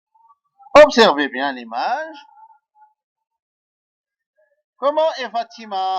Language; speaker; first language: French; non-native, local second language; Arabic